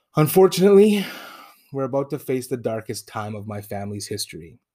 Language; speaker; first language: English; non-native, fluent; Spanish